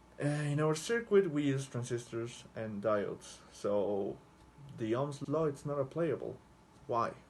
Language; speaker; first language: English; non-native, fluent; Spanish